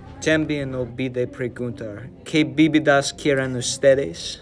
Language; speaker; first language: Spanish; non-native, learner; English